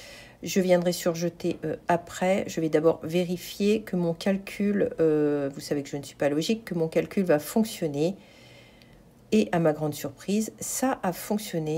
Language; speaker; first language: French; native; French